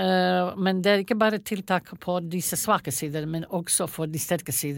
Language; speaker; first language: Norwegian; non-native, fluent; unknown